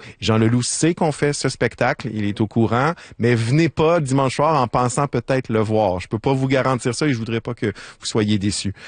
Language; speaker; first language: French; native; French